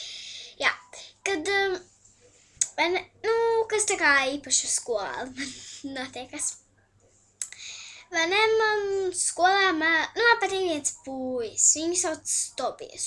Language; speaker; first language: Latvian; early bilingual, heritage; Latvian